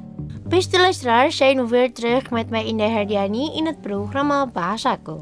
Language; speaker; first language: Dutch; non-native, learner; Indonesian